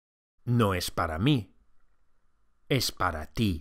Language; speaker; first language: Spanish; non-native, fluent; English